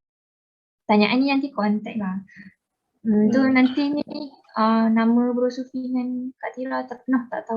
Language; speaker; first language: Malay; native; Malay